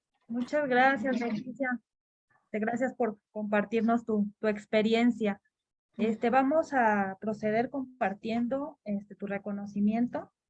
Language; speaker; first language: Spanish; native; Spanish